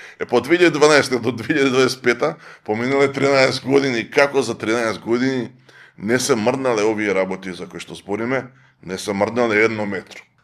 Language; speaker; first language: Macedonian; native; Macedonian